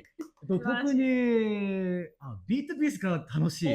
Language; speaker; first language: Japanese; non-native, learner; English